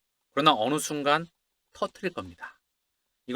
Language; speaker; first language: Korean; native; Korean